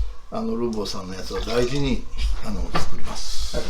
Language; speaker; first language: Japanese; native; Japanese